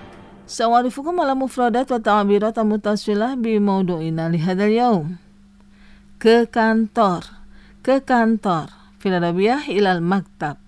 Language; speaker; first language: Arabic; non-native, fluent; Indonesian